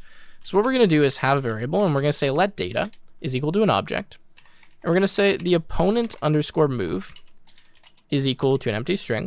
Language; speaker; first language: English; native; English